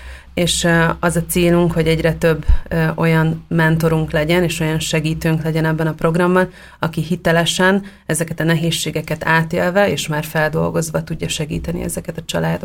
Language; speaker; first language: Hungarian; native; Hungarian